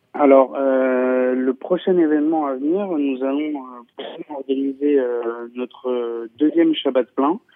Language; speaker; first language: French; native; French